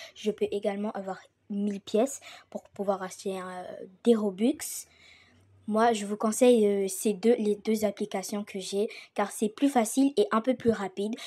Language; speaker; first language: French; native; French